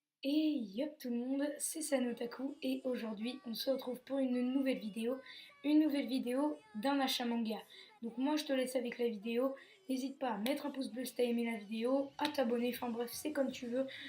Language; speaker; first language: French; native; French